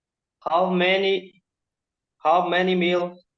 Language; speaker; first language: English; non-native, learner; Spanish